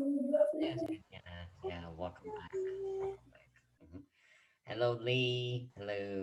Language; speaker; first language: English; non-native, fluent; Korean